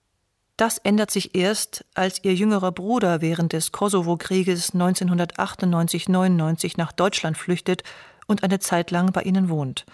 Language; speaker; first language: German; native; German